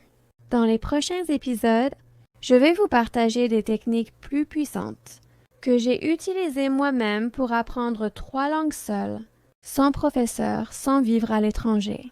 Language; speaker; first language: French; non-native, fluent; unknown